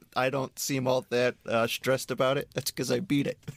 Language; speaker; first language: English; native; English